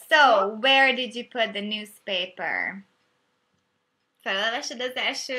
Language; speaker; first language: English; non-native, fluent; Hungarian